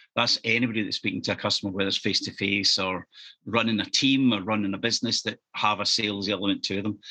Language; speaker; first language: English; native; English